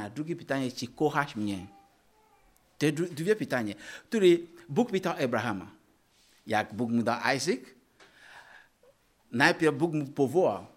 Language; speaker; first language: Polish; non-native, learner; Ukrainian